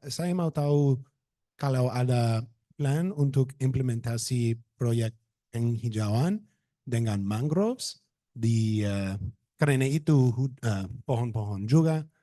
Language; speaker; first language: Indonesian; non-native, learner; English